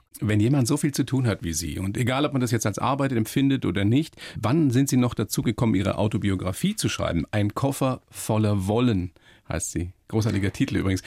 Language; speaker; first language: German; native; German